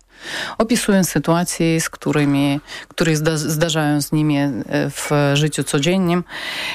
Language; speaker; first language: Polish; non-native, learner; Ukrainian